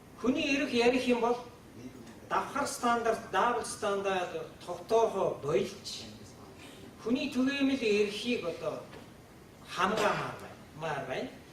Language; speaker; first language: Mongolian; non-native, fluent; Japanese